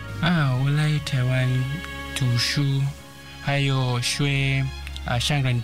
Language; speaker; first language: Chinese; non-native, learner; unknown